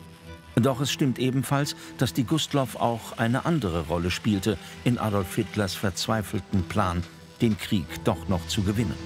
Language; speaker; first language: German; native; German